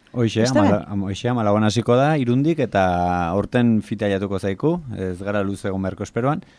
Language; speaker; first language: Basque; native; Basque